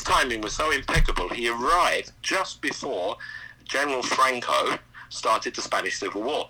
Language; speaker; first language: English; native; English